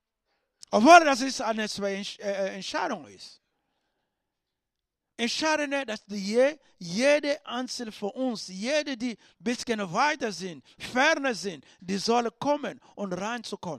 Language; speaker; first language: German; non-native, learner; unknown